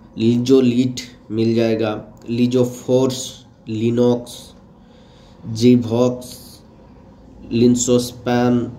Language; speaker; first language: Hindi; native; Hindi